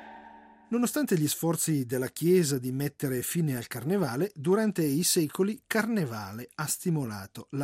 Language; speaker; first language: Italian; native; Italian